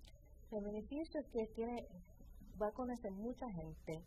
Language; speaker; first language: Spanish; early bilingual, heritage; Spanish